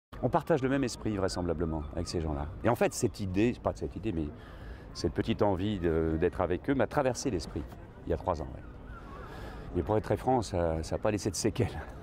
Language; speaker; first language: French; native; French